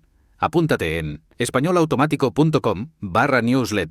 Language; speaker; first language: Spanish; native; Spanish